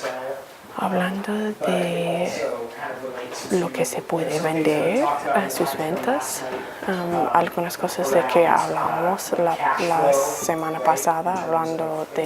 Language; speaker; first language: Spanish; non-native, fluent; English